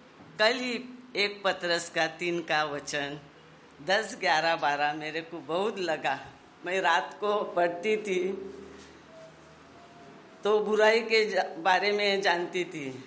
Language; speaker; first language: Hindi; non-native, local second language; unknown